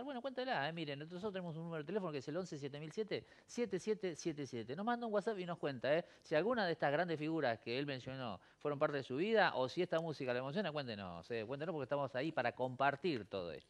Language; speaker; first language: Spanish; native; Spanish